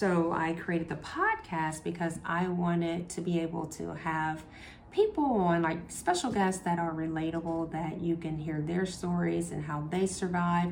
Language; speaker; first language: English; native; English